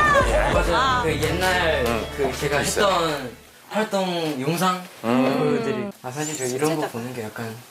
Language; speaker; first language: Korean; non-native, learner; Chinese